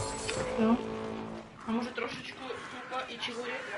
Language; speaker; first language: Czech; non-native, learner; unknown